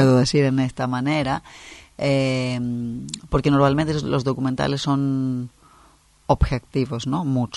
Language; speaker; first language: Spanish; non-native, fluent; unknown